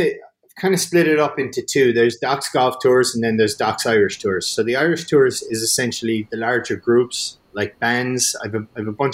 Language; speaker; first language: English; native; English